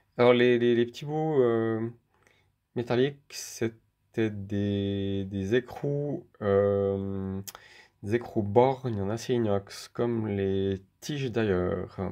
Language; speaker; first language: French; native; French